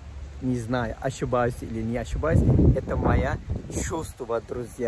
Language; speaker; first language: Russian; non-native, fluent; Turkish